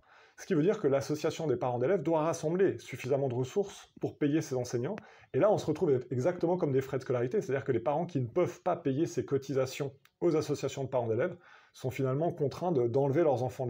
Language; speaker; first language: French; native; French